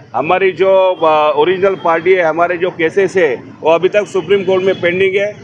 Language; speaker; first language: Hindi; non-native, local second language; Marathi